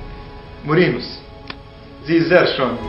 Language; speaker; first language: German; non-native, learner; Serbian